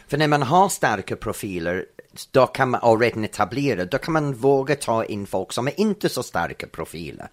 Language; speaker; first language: Swedish; non-native, fluent; English